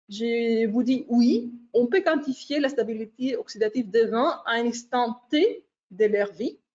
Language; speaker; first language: French; non-native, fluent; Greek